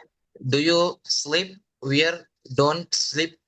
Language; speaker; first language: English; non-native, learner; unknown